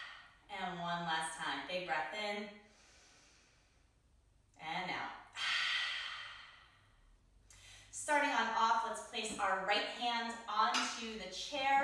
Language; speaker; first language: English; native; English